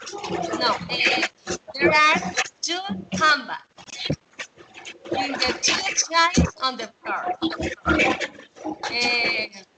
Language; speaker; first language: English; non-native, learner; Spanish